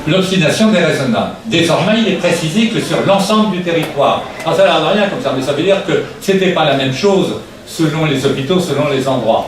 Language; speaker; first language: French; native; French